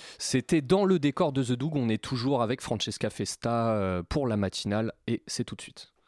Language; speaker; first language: French; native; French